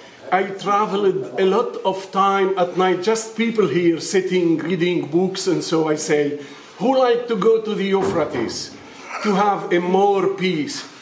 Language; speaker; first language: English; non-native, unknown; Arabic